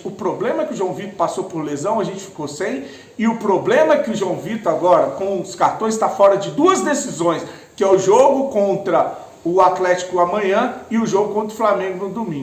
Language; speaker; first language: Portuguese; native; Portuguese